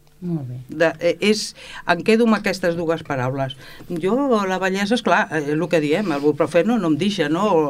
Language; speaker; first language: Catalan; native; Catalan